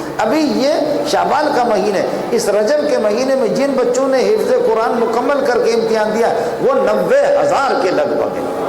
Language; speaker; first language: Urdu; non-native, local second language; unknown